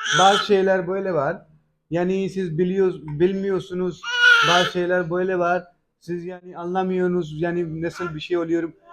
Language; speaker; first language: Turkish; non-native, learner; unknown